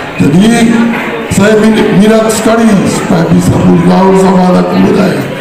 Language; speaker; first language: Indonesian; non-native, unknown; Japanese